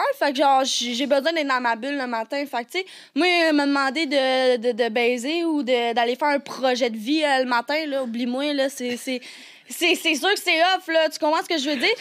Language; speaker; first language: French; native; French